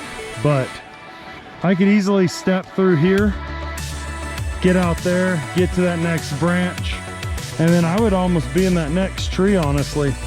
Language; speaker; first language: English; native; English